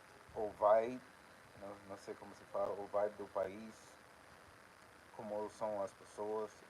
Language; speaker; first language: Portuguese; non-native, fluent; English